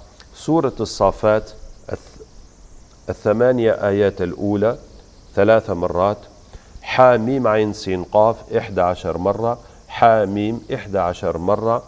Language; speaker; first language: Arabic; native; Arabic